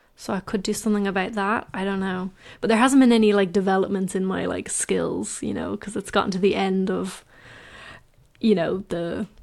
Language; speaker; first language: English; native; English